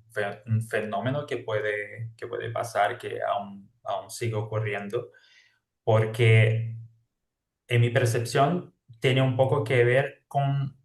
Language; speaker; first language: Spanish; non-native, fluent; Portuguese